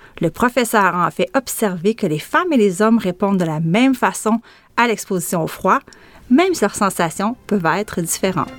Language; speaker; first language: French; native; French